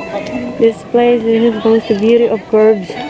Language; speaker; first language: English; non-native, local second language; Filipino